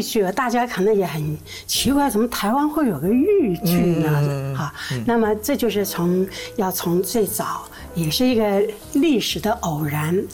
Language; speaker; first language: Chinese; non-native, local second language; Min Nan Chinese